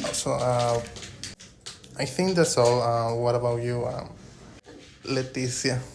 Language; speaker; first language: English; non-native, learner; Spanish